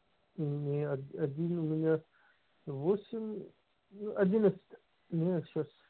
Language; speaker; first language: Russian; non-native, learner; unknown